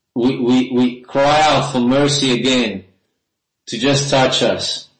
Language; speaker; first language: English; non-native, local second language; Afrikaans